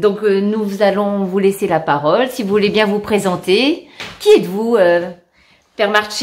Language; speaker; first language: French; native; French